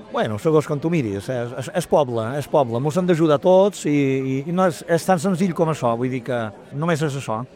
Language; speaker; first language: Catalan; native; Catalan